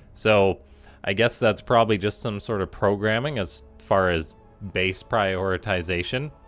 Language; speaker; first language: English; native; English